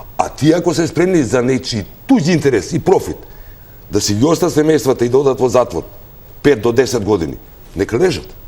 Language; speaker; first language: Macedonian; native; Macedonian